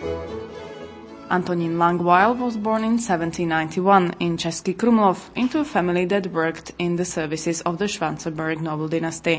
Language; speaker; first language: English; non-native, fluent; Czech